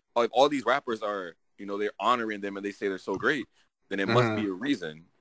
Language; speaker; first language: English; native; English